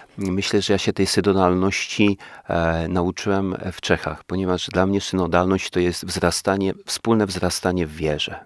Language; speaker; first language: Polish; native; Polish